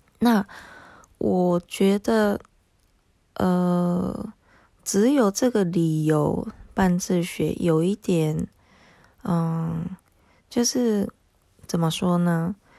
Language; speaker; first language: Chinese; non-native, fluent; Japanese